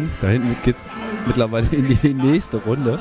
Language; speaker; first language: German; native; German